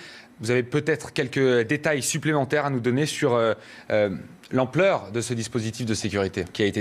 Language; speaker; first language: French; native; French